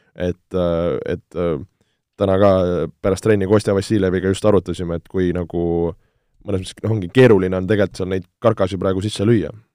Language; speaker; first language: Estonian; native; Estonian